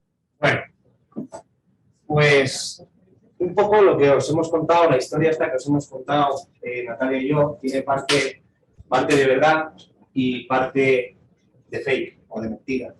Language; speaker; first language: Spanish; native; Spanish